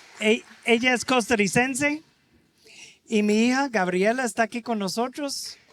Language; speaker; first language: Spanish; non-native, fluent; English